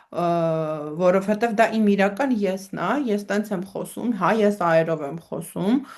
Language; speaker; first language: Armenian; native; Armenian